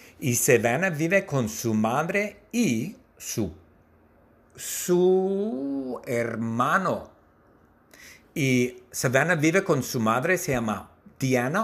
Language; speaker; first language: Spanish; non-native, learner; English